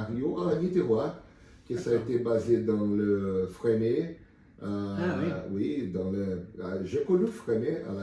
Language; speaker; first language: French; non-native, learner; Portuguese